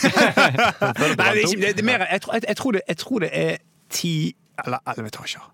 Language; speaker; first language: Norwegian; native; Norwegian